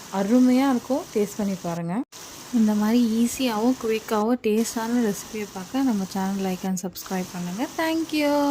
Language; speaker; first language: Tamil; native; Tamil